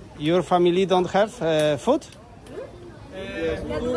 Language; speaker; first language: English; non-native, learner; Polish